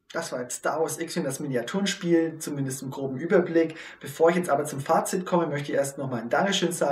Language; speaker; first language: German; native; German